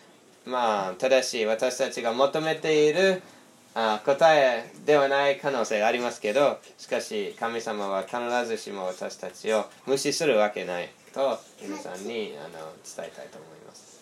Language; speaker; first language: Japanese; non-native, fluent; English